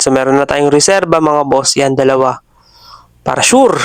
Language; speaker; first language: Filipino; native; Filipino